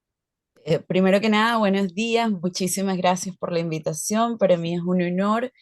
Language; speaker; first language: Spanish; native; Spanish